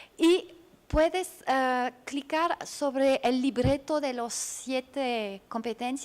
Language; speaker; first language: Spanish; non-native, fluent; French